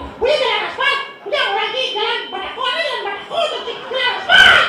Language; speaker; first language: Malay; non-native, local second language; Balinese